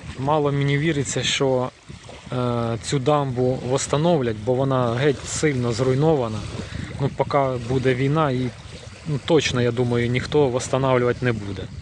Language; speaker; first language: Ukrainian; native; Ukrainian